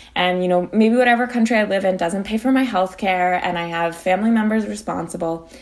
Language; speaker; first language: English; native; English